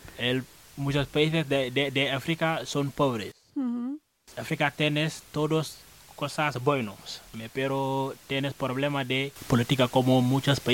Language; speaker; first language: Spanish; non-native, learner; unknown